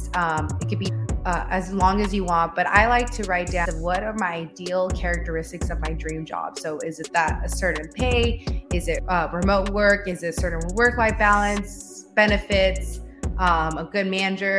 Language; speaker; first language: English; native; English